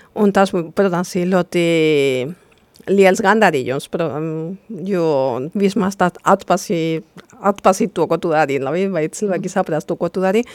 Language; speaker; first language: Latvian; non-native, fluent; Spanish